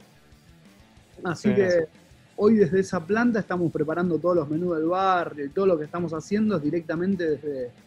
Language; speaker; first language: Spanish; native; Spanish